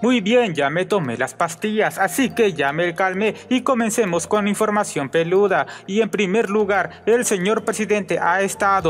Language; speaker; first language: Spanish; native; Spanish